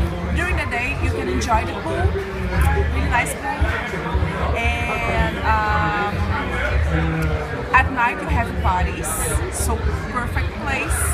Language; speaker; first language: English; non-native, fluent; Portuguese